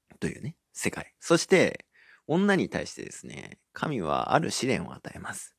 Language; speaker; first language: Japanese; native; Japanese